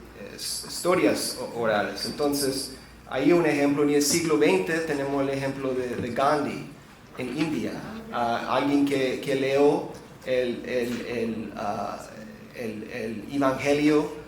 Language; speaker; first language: Spanish; non-native, fluent; English